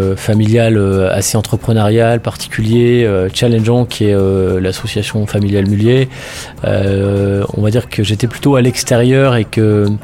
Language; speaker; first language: French; native; French